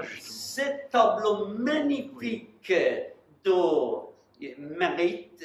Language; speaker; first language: French; non-native, fluent; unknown